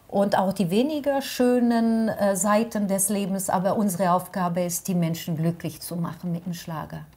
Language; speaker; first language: German; non-native, fluent; French